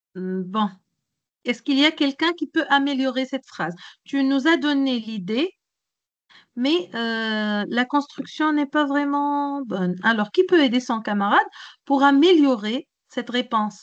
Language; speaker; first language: French; non-native, local second language; Arabic